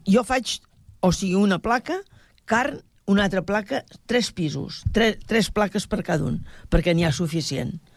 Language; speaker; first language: Catalan; native; Catalan